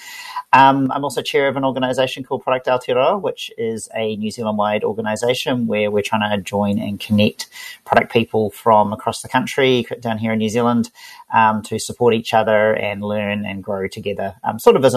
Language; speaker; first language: English; native; English